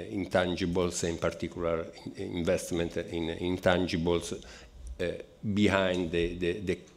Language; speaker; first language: English; non-native, fluent; Italian